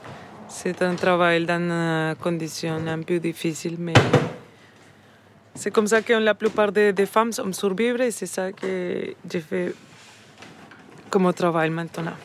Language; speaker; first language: French; non-native, learner; Spanish